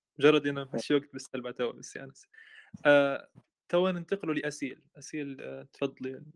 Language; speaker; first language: Arabic; native; Arabic